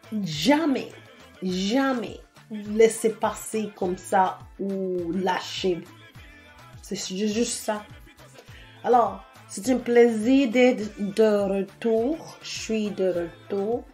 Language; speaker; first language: French; non-native, fluent; English